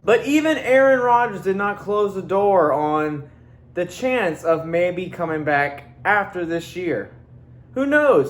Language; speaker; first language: English; native; English